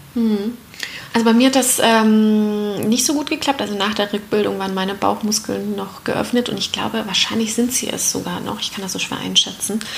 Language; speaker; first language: German; native; German